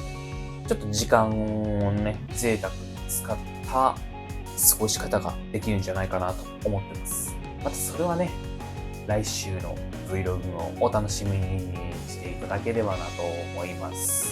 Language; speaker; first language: Japanese; native; Japanese